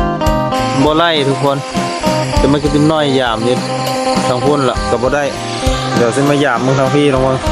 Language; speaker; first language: Thai; non-native, local second language; Lao